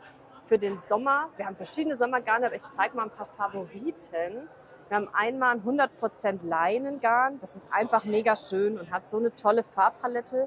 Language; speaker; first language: German; native; German